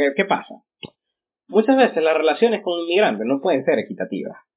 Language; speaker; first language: Spanish; native; Spanish